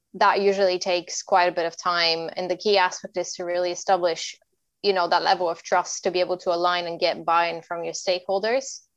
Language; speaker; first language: English; non-native, fluent; Bulgarian